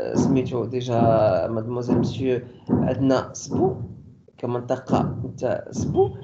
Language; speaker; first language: French; non-native, local second language; Arabic